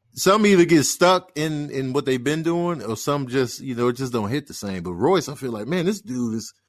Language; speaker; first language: English; native; English